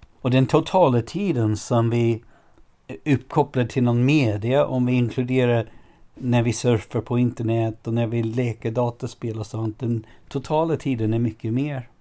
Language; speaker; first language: Swedish; non-native, fluent; English